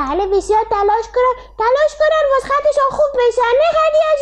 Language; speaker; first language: Persian; native; Persian